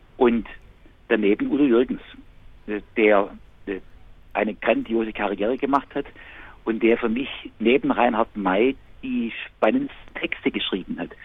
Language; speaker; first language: German; native; German